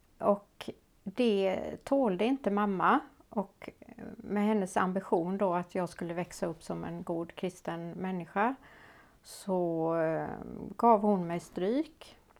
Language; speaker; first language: Swedish; native; Swedish